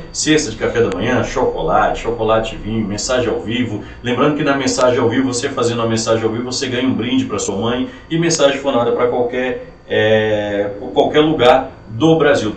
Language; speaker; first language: Portuguese; native; Portuguese